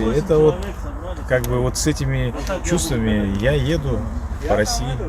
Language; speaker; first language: Russian; native; Russian